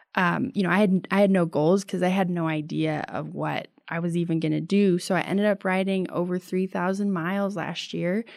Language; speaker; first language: English; native; English